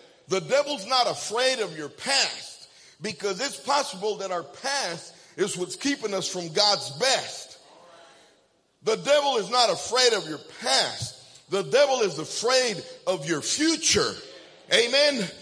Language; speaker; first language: English; early bilingual, other home language; Spanish